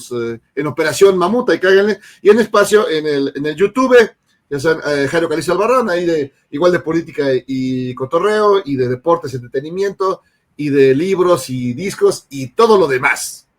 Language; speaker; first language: Spanish; native; Spanish